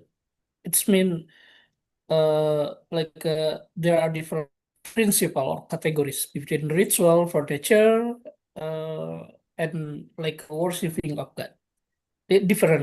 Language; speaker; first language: English; non-native, local second language; Indonesian